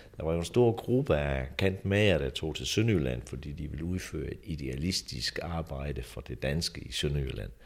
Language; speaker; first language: Danish; native; Danish